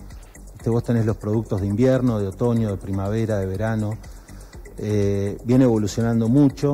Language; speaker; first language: Spanish; native; Spanish